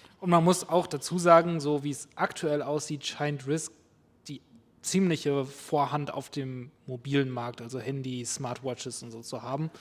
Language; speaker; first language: German; native; German